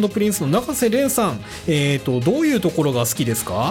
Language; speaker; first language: Japanese; native; Japanese